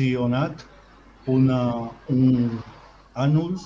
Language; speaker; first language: Romanian; non-native, learner; Spanish